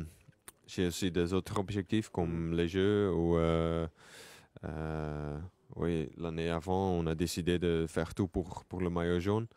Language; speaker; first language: French; non-native, local second language; Dutch